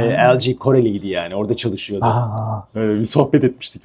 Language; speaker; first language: Turkish; native; Turkish